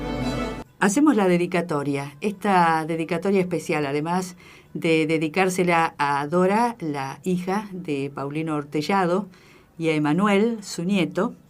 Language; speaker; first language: Spanish; native; Spanish